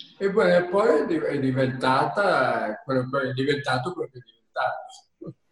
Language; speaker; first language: Italian; early bilingual, heritage; Italian